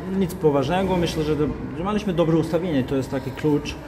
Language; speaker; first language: Polish; non-native, fluent; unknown